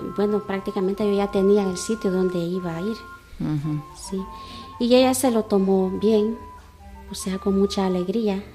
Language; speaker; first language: Spanish; native; Spanish